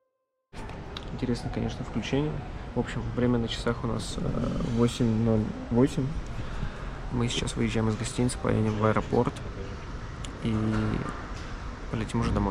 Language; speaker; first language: Russian; native; Russian